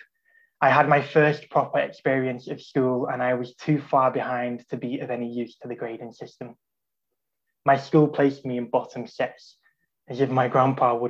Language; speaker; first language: English; native; English